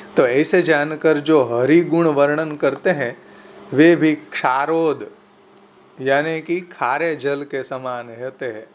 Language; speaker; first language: Hindi; non-native, local second language; Gujarati